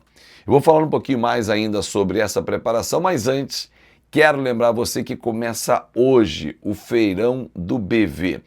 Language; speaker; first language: Portuguese; native; Portuguese